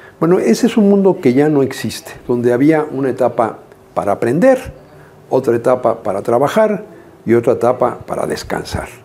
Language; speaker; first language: Spanish; native; Spanish